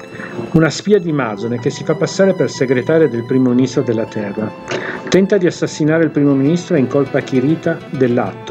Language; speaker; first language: Italian; native; Italian